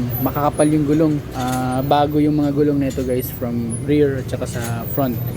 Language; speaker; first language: Filipino; non-native, local second language; Cebuano